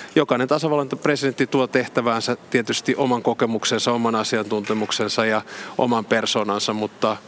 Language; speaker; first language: Finnish; native; Finnish